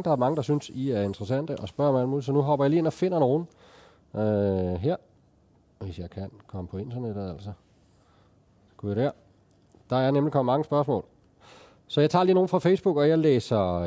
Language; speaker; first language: Danish; native; Danish